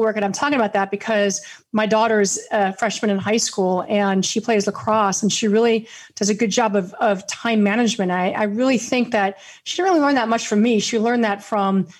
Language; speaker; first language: English; native; English